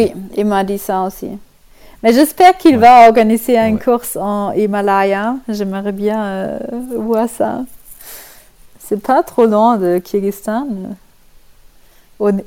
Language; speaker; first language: French; non-native, learner; German